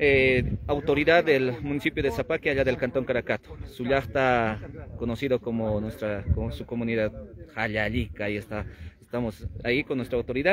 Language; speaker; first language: Spanish; native; Spanish